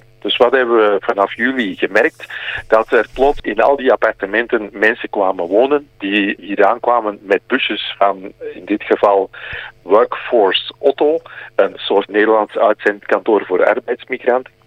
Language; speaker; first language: Dutch; native; Dutch